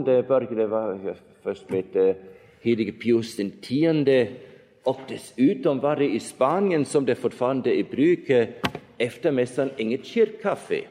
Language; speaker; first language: Swedish; non-native, fluent; German